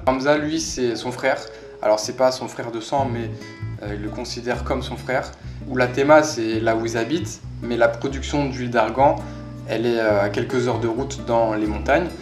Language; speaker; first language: French; native; French